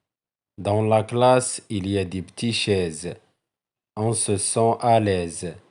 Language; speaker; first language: French; non-native, local second language; Arabic